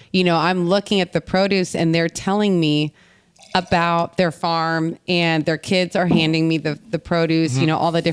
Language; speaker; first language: English; native; English